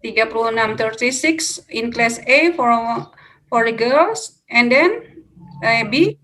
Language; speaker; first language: English; non-native, fluent; Indonesian